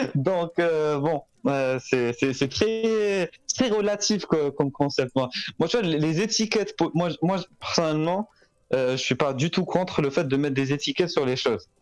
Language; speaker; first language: French; non-native, local second language; Arabic